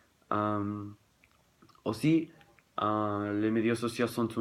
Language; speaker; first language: French; non-native, learner; Spanish